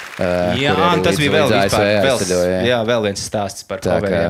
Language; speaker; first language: Latvian; native; Latvian